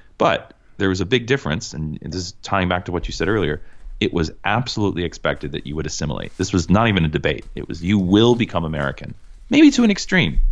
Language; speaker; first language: English; native; English